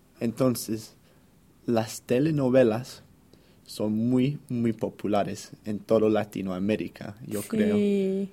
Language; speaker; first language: Spanish; non-native, fluent; English